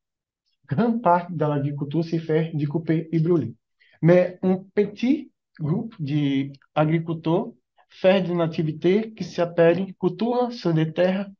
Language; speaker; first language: French; non-native, learner; Portuguese